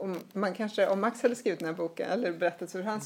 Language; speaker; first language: Swedish; native; Swedish